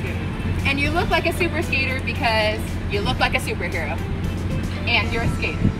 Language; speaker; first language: English; native; English